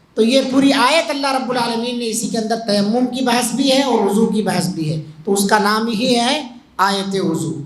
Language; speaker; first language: Urdu; native; Urdu